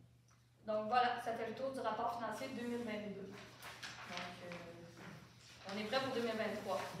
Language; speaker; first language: French; native; French